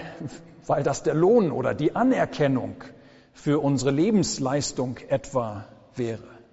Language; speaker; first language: German; native; German